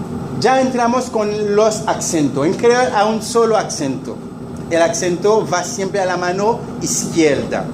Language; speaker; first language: Spanish; non-native, fluent; Haitian Creole